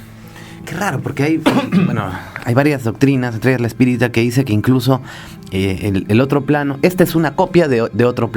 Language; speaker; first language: Spanish; native; Spanish